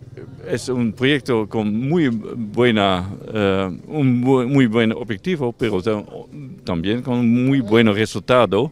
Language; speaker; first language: Spanish; non-native, learner; Dutch